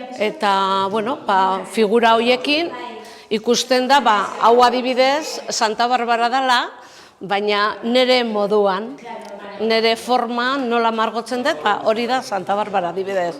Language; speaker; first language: Basque; non-native, local second language; Spanish